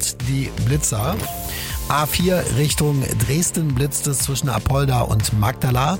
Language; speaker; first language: German; native; German